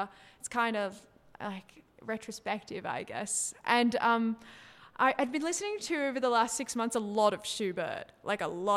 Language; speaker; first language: English; native; English